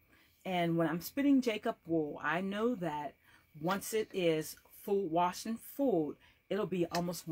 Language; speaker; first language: English; native; English